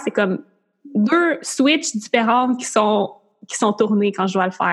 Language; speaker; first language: French; native; French